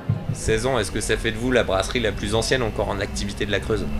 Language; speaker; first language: French; native; French